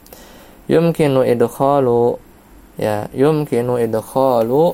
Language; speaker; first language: Arabic; non-native, fluent; Indonesian